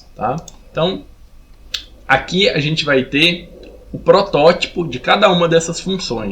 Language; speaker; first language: Portuguese; native; Portuguese